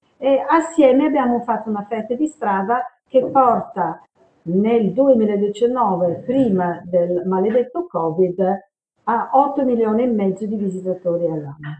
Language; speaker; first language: Italian; non-native, fluent; English